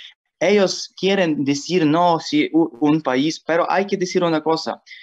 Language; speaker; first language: Spanish; non-native, learner; Ukrainian